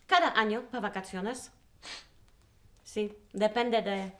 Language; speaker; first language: Spanish; non-native, learner; Polish